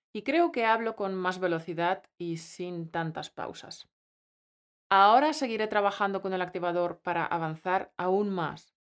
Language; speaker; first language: Spanish; non-native, fluent; Polish